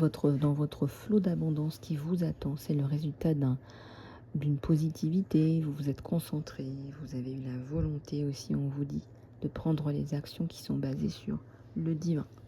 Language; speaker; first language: French; native; French